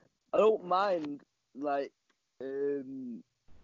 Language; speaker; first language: English; native; English